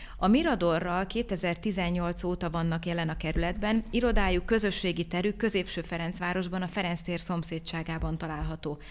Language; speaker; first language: Hungarian; native; Hungarian